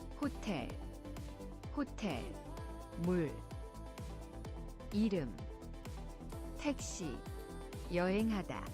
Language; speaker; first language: Korean; non-native, learner; English